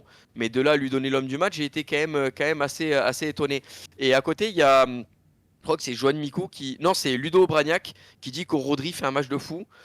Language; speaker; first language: French; native; French